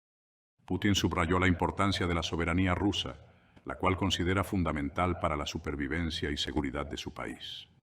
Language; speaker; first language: Spanish; native; Spanish